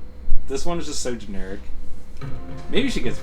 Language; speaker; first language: English; native; English